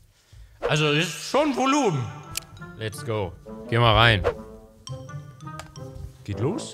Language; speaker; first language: German; native; German